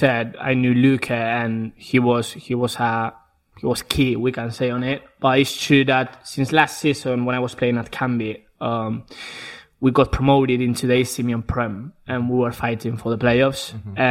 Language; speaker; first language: English; non-native, fluent; Spanish